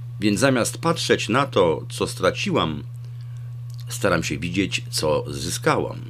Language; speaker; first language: Polish; native; Polish